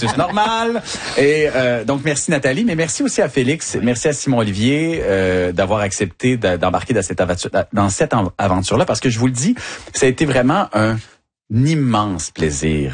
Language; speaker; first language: French; native; French